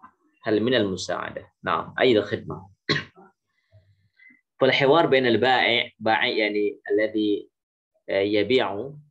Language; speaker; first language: Arabic; non-native, fluent; Indonesian